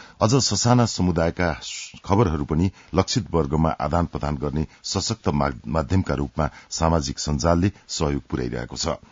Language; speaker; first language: Nepali; native; Nepali